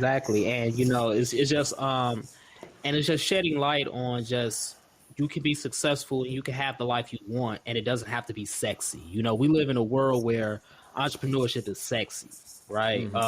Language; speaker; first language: English; native; English